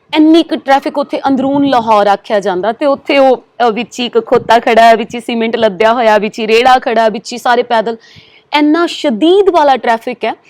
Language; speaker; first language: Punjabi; native; Punjabi